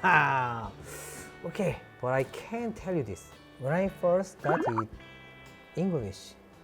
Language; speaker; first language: English; non-native, learner; Korean